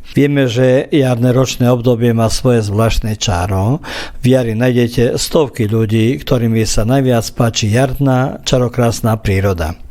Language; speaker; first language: Slovak; early bilingual, other home language; Croatian